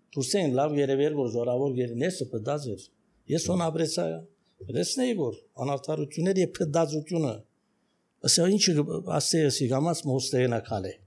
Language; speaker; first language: Armenian; early bilingual, heritage; Armenian